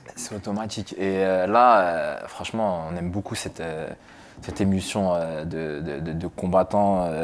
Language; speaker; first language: French; native; French